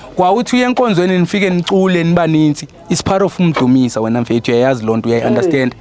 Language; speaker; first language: Zulu; non-native, local second language; Xhosa